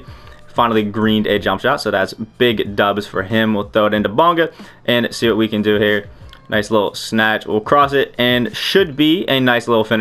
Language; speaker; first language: English; native; English